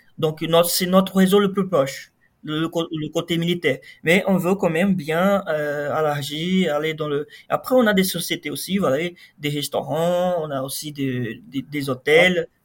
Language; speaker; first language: French; non-native, fluent; Portuguese